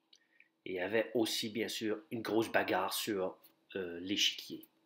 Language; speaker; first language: French; native; French